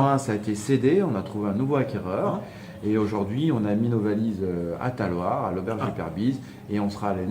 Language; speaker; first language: French; native; French